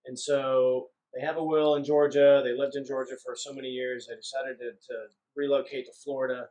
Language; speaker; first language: English; native; English